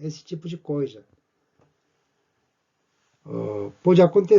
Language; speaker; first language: Portuguese; non-native, fluent; Korean